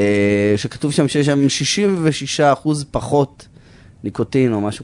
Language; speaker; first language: Hebrew; native; Hebrew